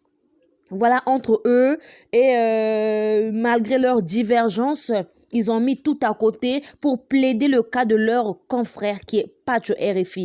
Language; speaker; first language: French; non-native, local second language; Lingala